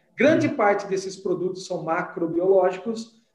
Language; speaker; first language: Portuguese; native; Portuguese